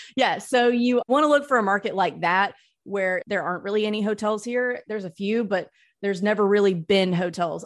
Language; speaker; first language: English; native; English